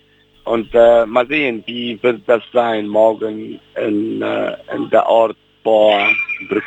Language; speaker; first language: German; non-native, fluent; Arabic